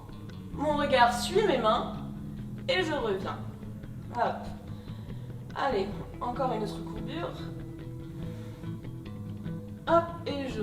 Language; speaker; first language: French; native; French